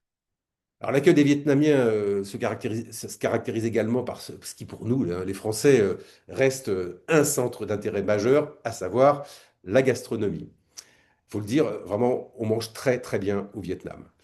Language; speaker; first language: French; native; French